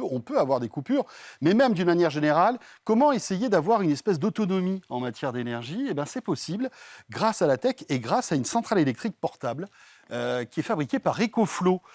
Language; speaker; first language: French; native; French